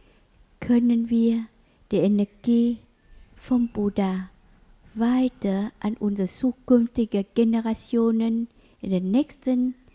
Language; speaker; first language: German; non-native, learner; Vietnamese